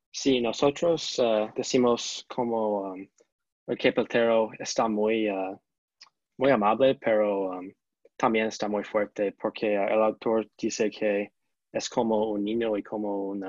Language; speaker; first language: Spanish; non-native, learner; English